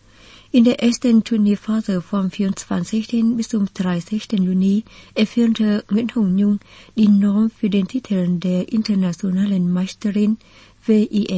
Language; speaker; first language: German; non-native, fluent; Vietnamese